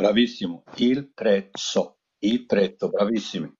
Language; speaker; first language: Italian; non-native, fluent; Arabic